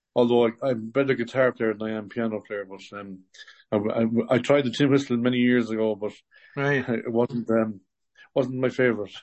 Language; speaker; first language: English; native; English